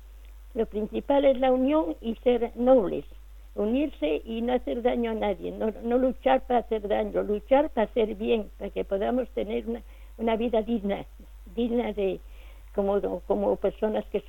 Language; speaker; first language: Spanish; native; Spanish